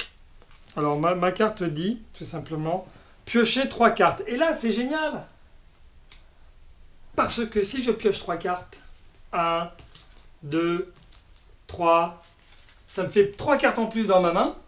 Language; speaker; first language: French; native; French